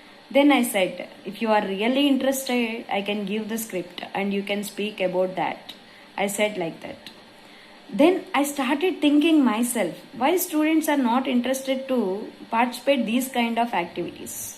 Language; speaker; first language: English; non-native, local second language; Telugu